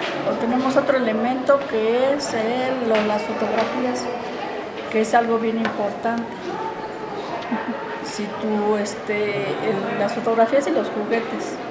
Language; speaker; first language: Spanish; native; Spanish